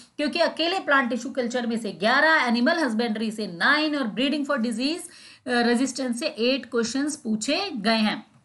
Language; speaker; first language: Hindi; native; Hindi